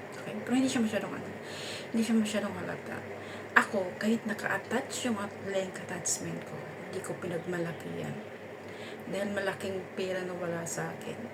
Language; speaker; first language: Filipino; non-native, local second language; Cebuano